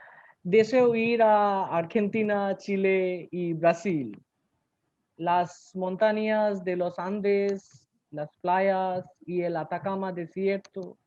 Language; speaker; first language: Spanish; non-native, learner; Bangla